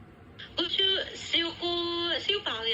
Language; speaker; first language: Cantonese; non-native, learner; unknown